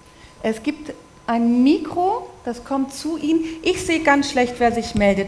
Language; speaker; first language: German; native; German